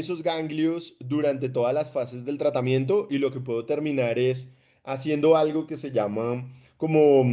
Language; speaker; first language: Spanish; native; Spanish